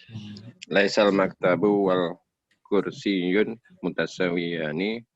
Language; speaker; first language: Arabic; non-native, learner; Indonesian